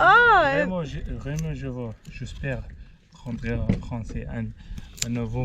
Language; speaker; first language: French; non-native, learner; Arabic